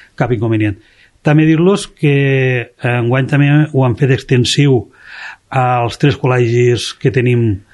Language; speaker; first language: Catalan; native; Catalan